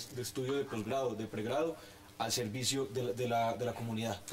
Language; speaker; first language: Spanish; native; Spanish